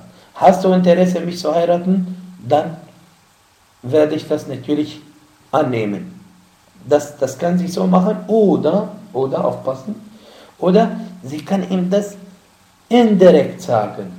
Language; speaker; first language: German; non-native, fluent; Arabic